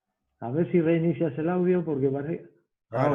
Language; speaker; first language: Spanish; native; Spanish